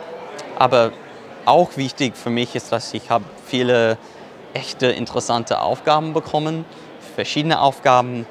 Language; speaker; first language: German; non-native, fluent; English